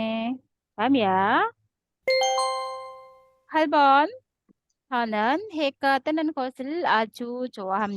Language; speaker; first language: Korean; non-native, fluent; Indonesian